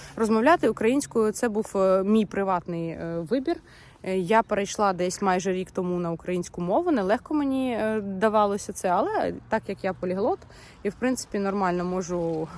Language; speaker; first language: Ukrainian; non-native, local second language; Russian